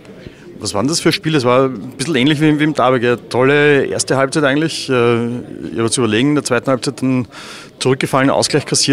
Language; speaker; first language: German; native; German